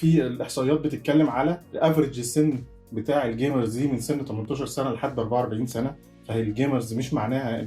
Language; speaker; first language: Arabic; native; Arabic